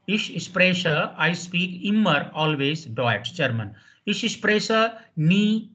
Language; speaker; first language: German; non-native, fluent; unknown